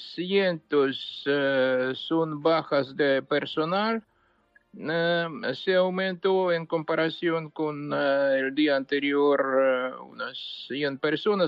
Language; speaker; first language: Spanish; non-native, fluent; Ukrainian